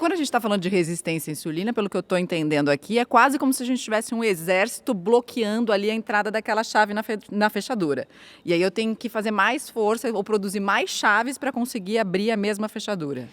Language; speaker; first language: Portuguese; native; Portuguese